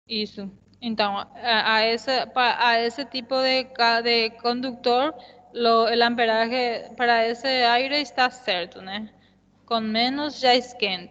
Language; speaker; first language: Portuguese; non-native, fluent; Spanish